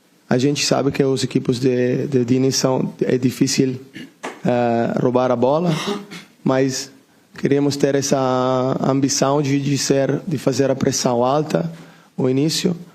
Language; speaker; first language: Portuguese; non-native, learner; Italian